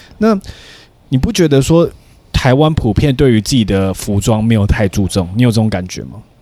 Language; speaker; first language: Chinese; native; Chinese